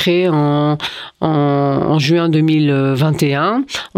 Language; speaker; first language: French; early bilingual, other home language; Arabic